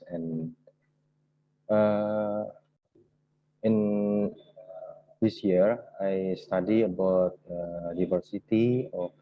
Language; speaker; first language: English; non-native, learner; Indonesian